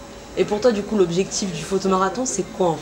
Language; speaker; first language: French; native; French